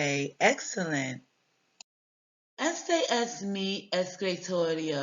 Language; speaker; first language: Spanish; non-native, learner; English